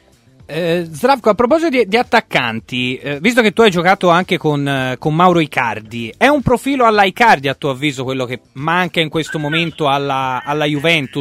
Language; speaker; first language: Italian; native; Italian